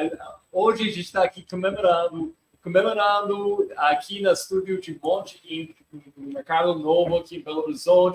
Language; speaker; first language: Portuguese; non-native, fluent; English